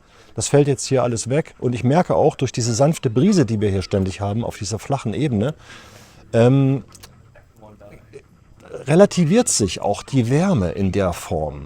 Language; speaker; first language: German; native; German